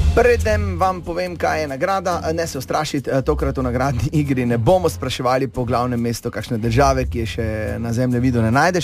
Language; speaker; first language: Slovenian; native; Slovenian